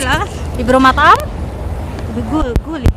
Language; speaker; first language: Arabic; non-native, local second language; Indonesian